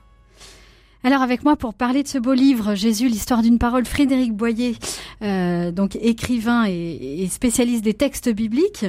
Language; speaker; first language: French; native; French